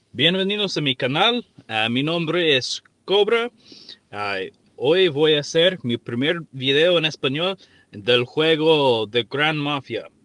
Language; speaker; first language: Spanish; non-native, learner; English